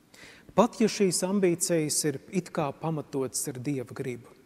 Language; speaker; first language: Latvian; native; Latvian